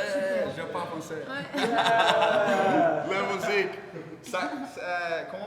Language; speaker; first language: French; non-native, learner; Portuguese